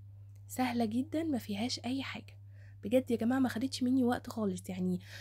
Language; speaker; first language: Arabic; native; Arabic